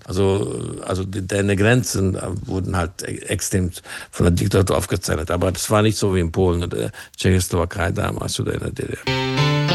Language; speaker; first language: German; non-native, fluent; Hungarian